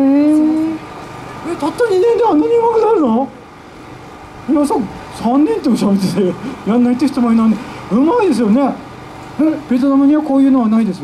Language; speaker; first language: Japanese; native; Japanese